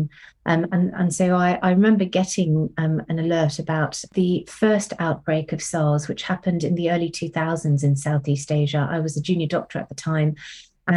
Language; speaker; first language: English; non-native, local second language; Tamil